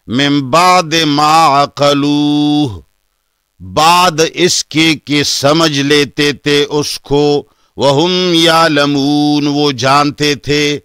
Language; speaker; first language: Urdu; non-native, local second language; Pashto